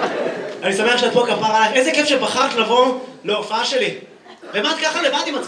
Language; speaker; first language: Hebrew; native; Hebrew